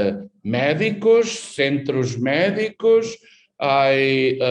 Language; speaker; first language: Spanish; non-native, fluent; Portuguese